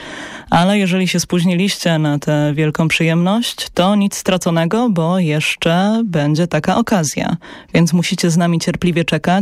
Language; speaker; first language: Polish; native; Polish